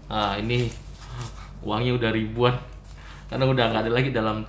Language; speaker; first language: Indonesian; native; Indonesian